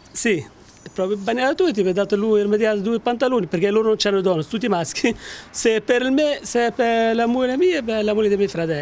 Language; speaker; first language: Italian; non-native, learner; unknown